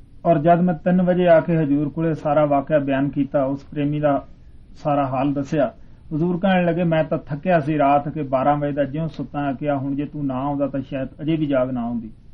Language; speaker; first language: Punjabi; native; Punjabi